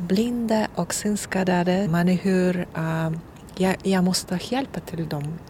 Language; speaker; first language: Swedish; non-native, learner; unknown